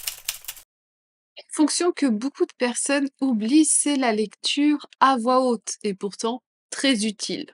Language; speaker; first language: French; native; French